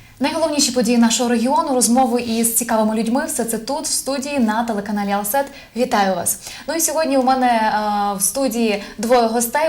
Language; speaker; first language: Ukrainian; native; Ukrainian